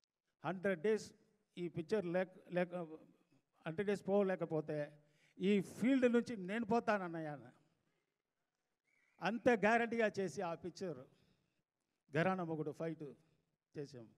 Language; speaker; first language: Telugu; non-native, fluent; Tamil